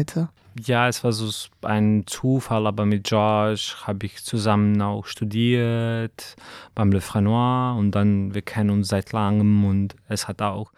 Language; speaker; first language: German; non-native, fluent; Serbian